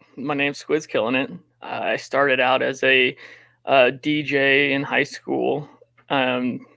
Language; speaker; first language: English; native; English